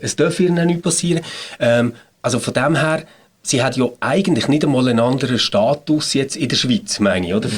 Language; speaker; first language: German; native; German